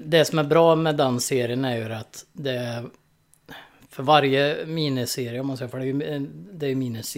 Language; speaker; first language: Swedish; native; Swedish